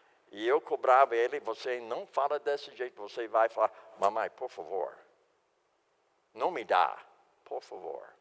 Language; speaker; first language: Portuguese; non-native, fluent; English